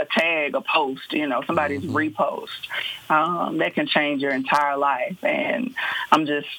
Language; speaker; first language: English; native; English